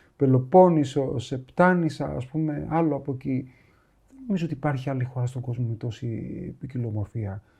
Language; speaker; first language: Greek; native; Greek